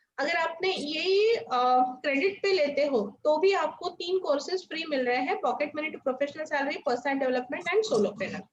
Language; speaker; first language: Hindi; non-native, local second language; Marathi